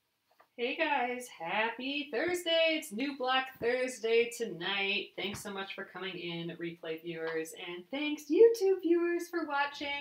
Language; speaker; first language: English; native; English